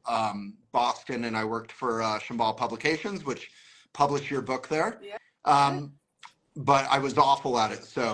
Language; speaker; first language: English; native; English